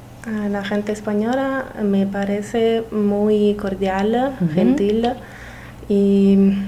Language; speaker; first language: Spanish; non-native, learner; Italian